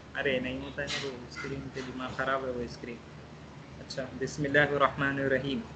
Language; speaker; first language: Urdu; native; Urdu